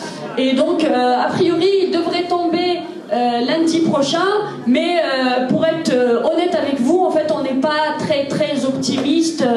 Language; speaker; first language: French; native; French